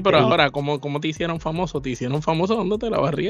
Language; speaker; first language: Spanish; native; Spanish